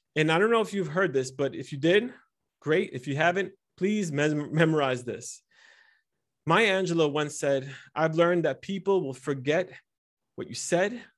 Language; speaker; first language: English; early bilingual, other home language; Italian